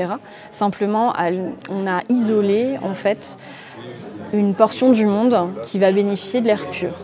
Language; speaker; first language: French; native; French